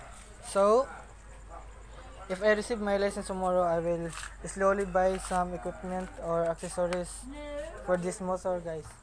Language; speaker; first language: English; non-native, learner; Filipino